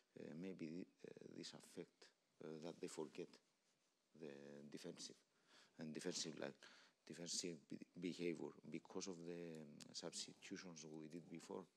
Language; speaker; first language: English; non-native, local second language; Greek